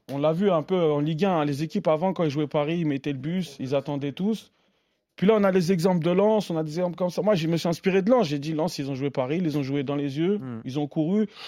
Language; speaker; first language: French; native; French